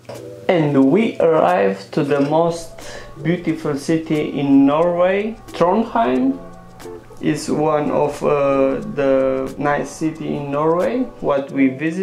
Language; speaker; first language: English; non-native, learner; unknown